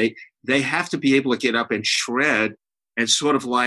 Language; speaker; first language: English; native; English